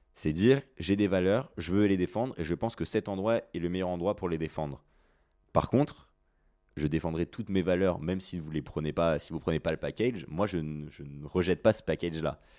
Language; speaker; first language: French; native; French